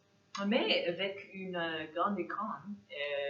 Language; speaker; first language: French; non-native, learner; English